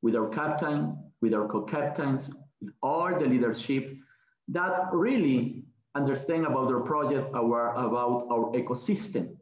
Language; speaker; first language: English; non-native, learner; Spanish